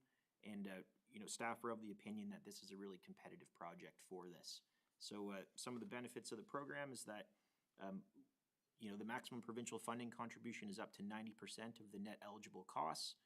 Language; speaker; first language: English; native; English